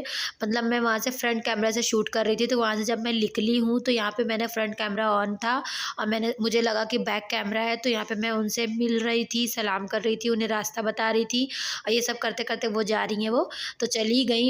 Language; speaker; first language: Hindi; native; Hindi